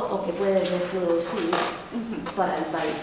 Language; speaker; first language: Spanish; non-native, fluent; English